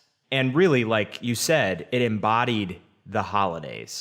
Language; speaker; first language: English; native; English